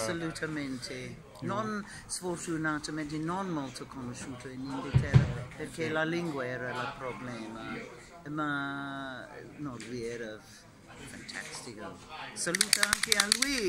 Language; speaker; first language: Italian; non-native, fluent; English